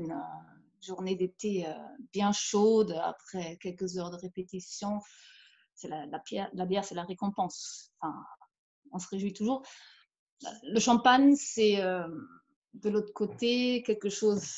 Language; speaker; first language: French; non-native, fluent; German